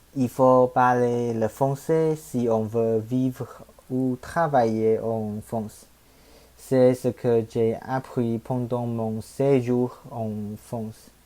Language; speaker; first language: French; non-native, learner; Chinese